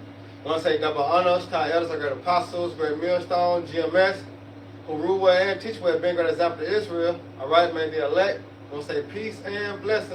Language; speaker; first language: English; native; English